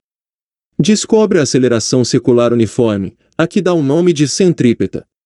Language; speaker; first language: Portuguese; native; Portuguese